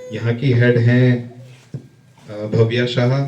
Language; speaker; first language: Hindi; native; Hindi